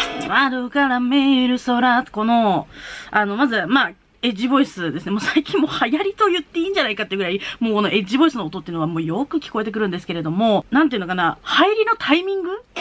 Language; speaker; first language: Japanese; native; Japanese